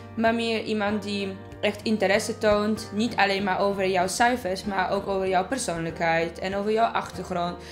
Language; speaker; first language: Dutch; non-native, fluent; Polish